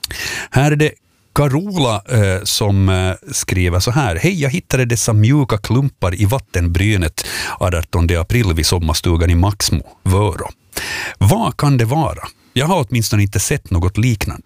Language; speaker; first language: Swedish; native; Swedish